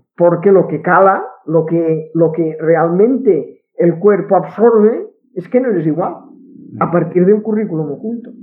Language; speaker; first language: Spanish; non-native, local second language; Catalan